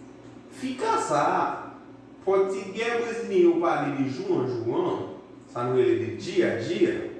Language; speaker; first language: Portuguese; non-native, fluent; Haitian Creole